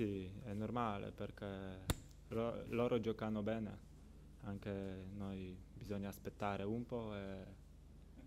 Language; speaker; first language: Italian; non-native, learner; Polish